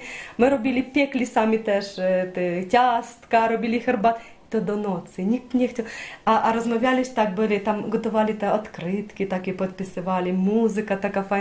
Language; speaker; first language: Polish; non-native, learner; Ukrainian